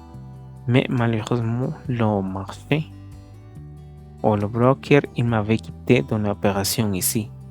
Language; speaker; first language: French; non-native, learner; Spanish